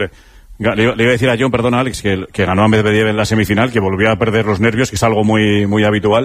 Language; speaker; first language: Spanish; native; Spanish